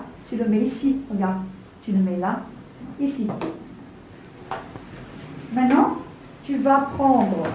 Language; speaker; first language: French; non-native, local second language; Arabic